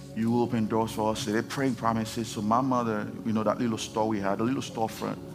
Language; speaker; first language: English; non-native, fluent; Haitian Creole